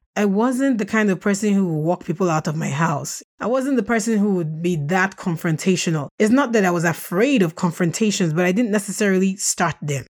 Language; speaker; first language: English; non-native, local second language; Russian